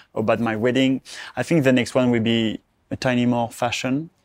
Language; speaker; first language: English; non-native, learner; French